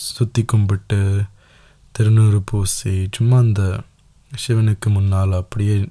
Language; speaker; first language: Tamil; early bilingual, heritage; Tamil